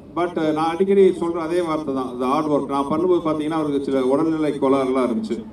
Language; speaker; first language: Tamil; native; Tamil